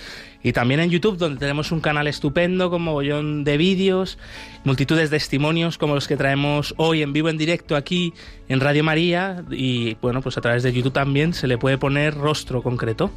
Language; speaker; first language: Spanish; native; Spanish